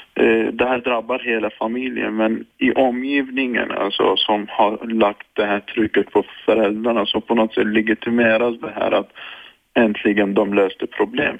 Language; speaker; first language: Swedish; non-native, fluent; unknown